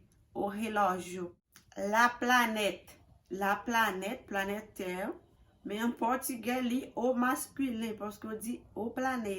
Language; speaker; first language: French; non-native, local second language; Haitian Creole